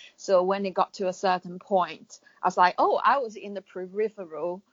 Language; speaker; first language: English; non-native, fluent; Chinese